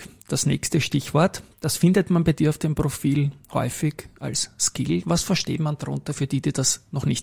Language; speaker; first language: German; native; German